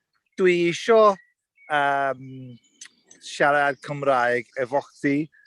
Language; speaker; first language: Welsh; non-native, learner; English